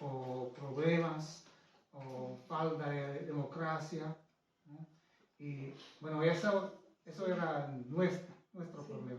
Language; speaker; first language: Spanish; non-native, fluent; English